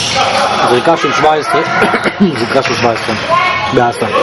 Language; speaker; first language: Hebrew; native; Hebrew